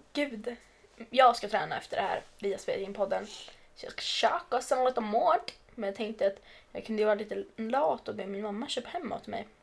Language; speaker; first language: Swedish; native; Swedish